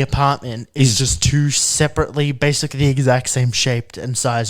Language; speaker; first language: English; native; English